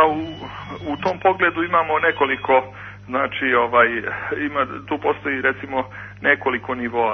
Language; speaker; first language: Croatian; native; Croatian